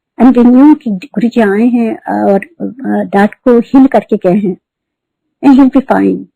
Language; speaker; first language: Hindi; native; Hindi